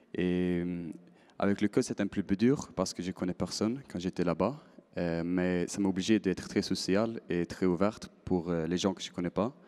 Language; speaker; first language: French; non-native, learner; Swedish